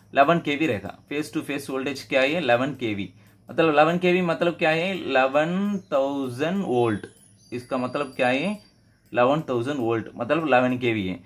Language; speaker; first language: Hindi; non-native, local second language; Tamil